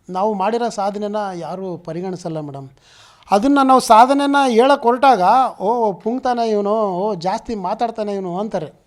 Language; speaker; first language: Kannada; native; Kannada